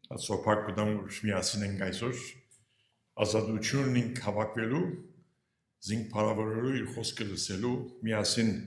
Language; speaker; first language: Armenian; early bilingual, heritage; Armenian